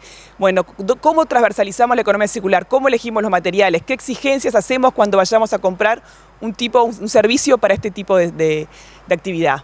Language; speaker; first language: Spanish; native; Spanish